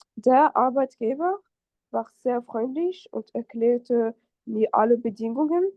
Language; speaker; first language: German; non-native, fluent; French